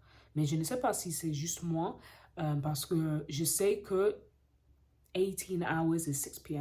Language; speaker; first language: French; non-native, learner; English